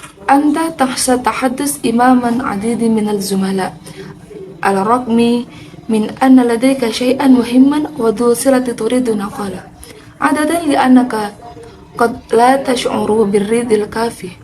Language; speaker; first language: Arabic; non-native, learner; Indonesian